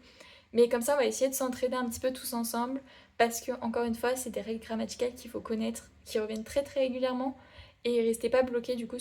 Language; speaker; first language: French; native; French